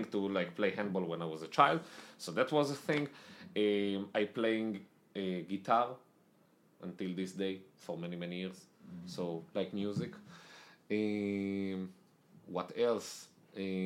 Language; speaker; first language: English; non-native, fluent; Hebrew